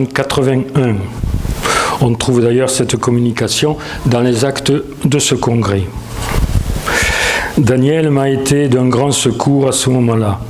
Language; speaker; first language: French; native; French